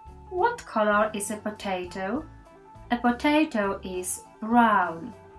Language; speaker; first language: English; non-native, fluent; Polish